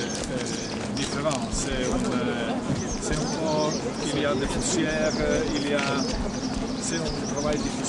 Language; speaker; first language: French; non-native, local second language; Arabic